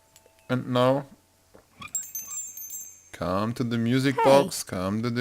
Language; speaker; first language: English; non-native, learner; German